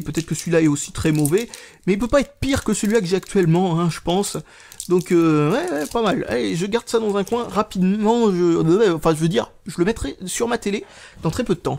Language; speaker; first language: French; native; French